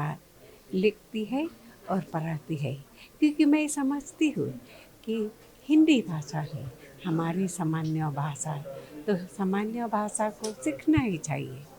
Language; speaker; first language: Hindi; non-native, local second language; Khasi